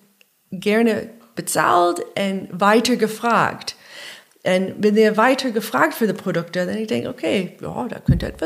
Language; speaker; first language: German; non-native, learner; English